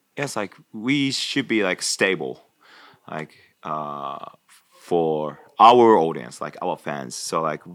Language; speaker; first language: English; non-native, fluent; Japanese